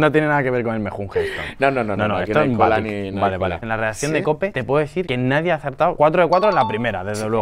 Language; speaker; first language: Spanish; native; Spanish